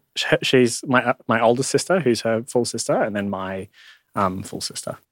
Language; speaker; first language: English; native; English